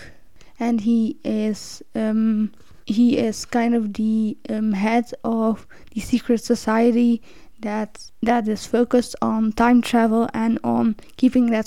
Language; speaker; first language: English; non-native, fluent; Dutch